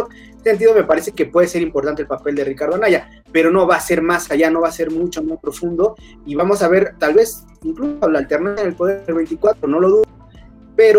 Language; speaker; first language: Spanish; native; Spanish